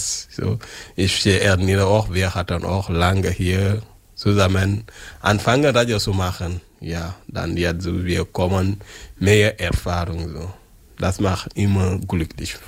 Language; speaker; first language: German; non-native, learner; French